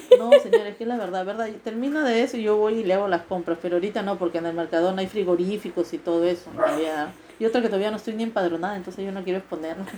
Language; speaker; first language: Spanish; native; Spanish